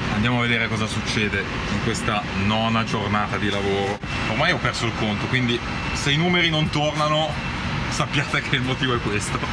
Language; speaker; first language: Italian; native; Italian